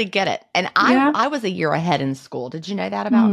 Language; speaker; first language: English; native; English